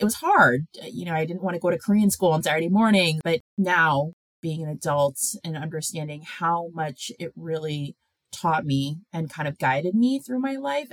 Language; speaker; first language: English; early bilingual, other home language; Korean